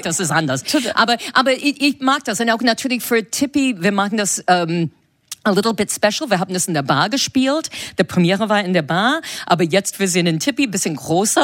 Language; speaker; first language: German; non-native, fluent; English